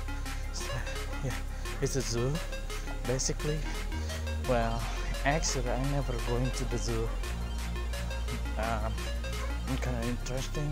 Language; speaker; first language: English; non-native, learner; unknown